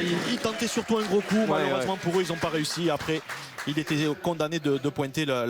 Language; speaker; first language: French; native; French